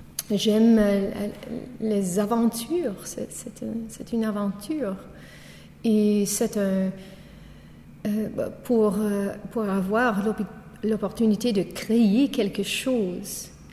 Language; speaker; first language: French; non-native, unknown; English